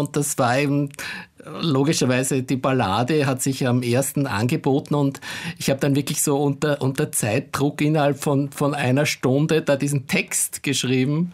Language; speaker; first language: German; native; German